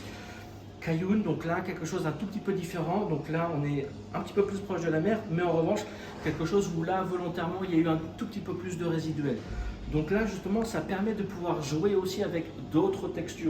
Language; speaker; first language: French; native; French